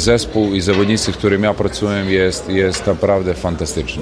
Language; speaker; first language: Polish; non-native, fluent; Serbian